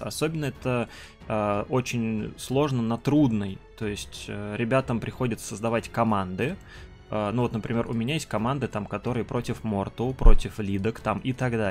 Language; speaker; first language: Russian; native; Russian